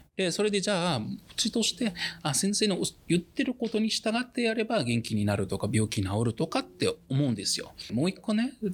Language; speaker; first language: Japanese; non-native, fluent; Arabic